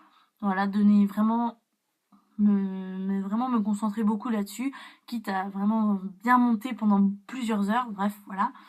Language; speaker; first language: French; native; French